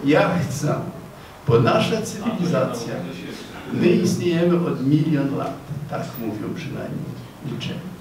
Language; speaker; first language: Polish; non-native, fluent; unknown